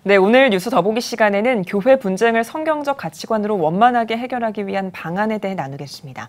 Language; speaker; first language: Korean; native; Korean